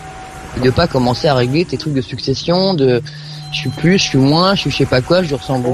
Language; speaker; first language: French; native; French